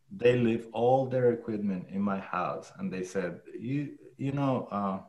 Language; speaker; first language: English; non-native, fluent; Spanish